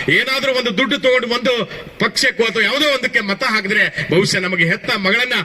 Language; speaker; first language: Kannada; native; Kannada